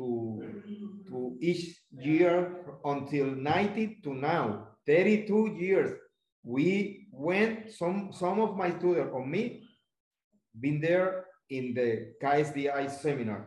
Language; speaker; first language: English; non-native, learner; Spanish